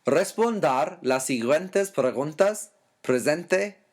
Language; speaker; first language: Spanish; non-native, fluent; English